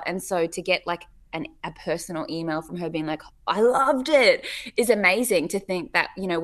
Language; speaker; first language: English; native; English